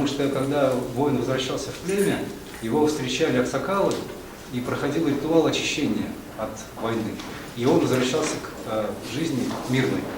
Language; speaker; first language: Russian; native; Russian